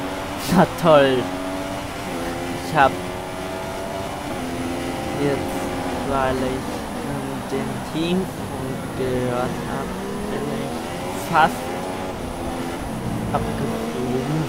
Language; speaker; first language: German; native; German